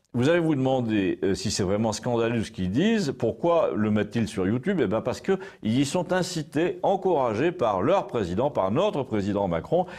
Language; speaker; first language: French; native; French